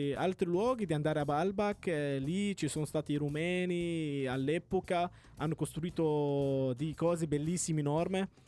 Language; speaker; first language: Italian; non-native, fluent; Arabic